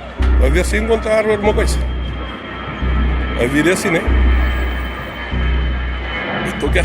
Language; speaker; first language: Portuguese; non-native, local second language; Kabuverdianu